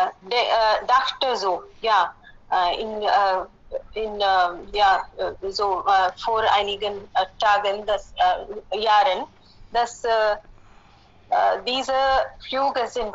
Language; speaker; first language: German; non-native, learner; Hindi